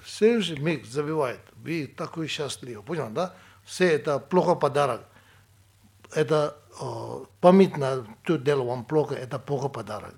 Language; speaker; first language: Russian; non-native, learner; Tibetan